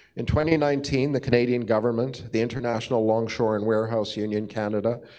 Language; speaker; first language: English; native; English